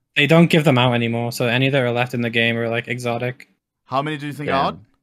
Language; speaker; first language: English; native; English